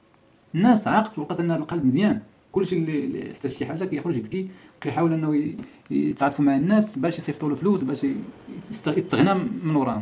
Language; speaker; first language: Arabic; native; Arabic